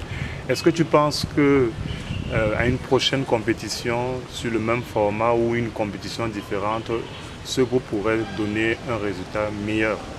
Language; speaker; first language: French; native; French